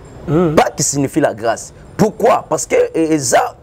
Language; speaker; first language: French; non-native, local second language; Lingala